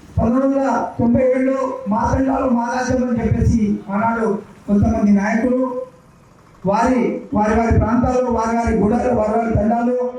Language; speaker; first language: Telugu; non-native, local second language; Lambadi